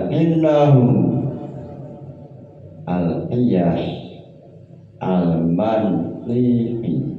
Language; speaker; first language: Arabic; non-native, fluent; Javanese